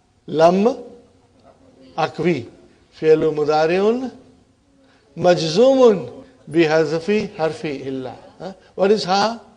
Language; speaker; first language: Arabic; non-native, fluent; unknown